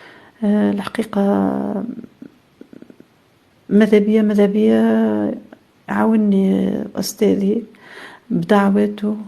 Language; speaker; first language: Arabic; native; Arabic